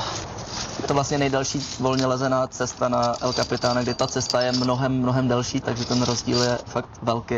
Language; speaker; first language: Czech; native; Czech